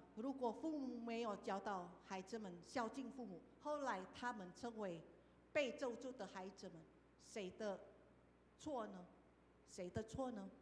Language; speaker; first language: Chinese; non-native, fluent; Indonesian